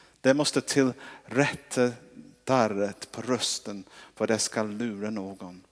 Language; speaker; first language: Swedish; non-native, fluent; English